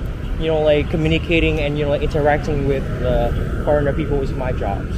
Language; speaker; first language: English; non-native, fluent; Vietnamese